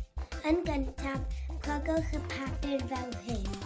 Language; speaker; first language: Welsh; non-native, local second language; English